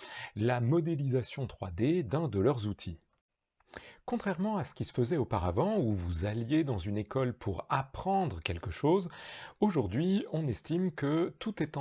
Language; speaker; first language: French; native; French